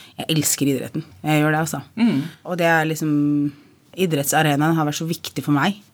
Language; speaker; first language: Norwegian; early bilingual, other home language; Arabic